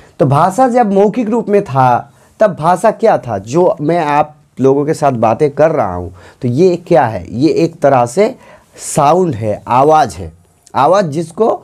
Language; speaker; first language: Hindi; non-native, local second language; Bangla